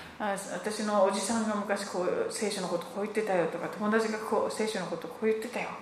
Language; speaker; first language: Japanese; native; Japanese